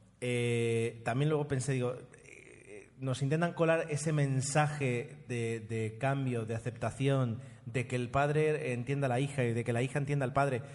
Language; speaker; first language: Spanish; non-native, fluent; Italian